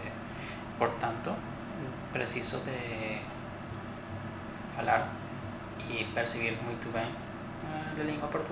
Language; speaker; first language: Portuguese; non-native, learner; Spanish